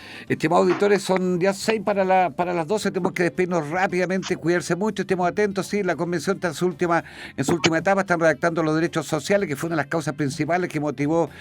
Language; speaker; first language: Spanish; native; Spanish